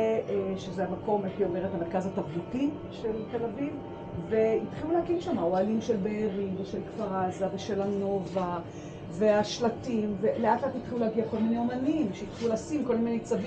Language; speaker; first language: Hebrew; native; Hebrew